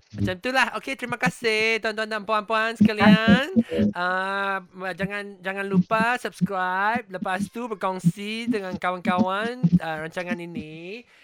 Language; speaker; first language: Malay; non-native, local second language; Chinese